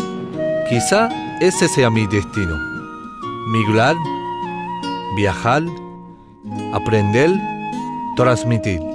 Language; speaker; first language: Spanish; non-native, fluent; Japanese